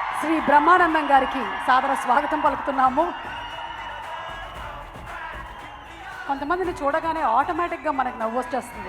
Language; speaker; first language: Telugu; native; Telugu